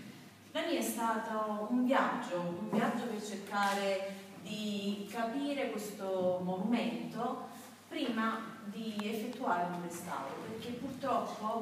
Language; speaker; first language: Italian; native; Italian